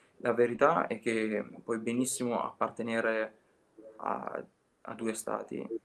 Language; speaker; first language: Italian; early bilingual, other home language; Albanian